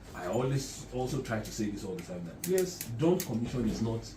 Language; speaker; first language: English; non-native, local second language; Yoruba